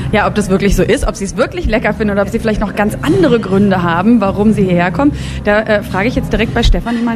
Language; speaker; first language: German; native; German